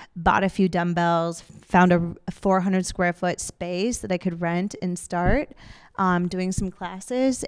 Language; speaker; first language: English; native; English